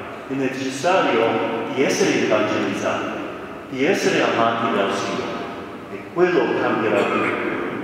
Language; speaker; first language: Italian; non-native, fluent; English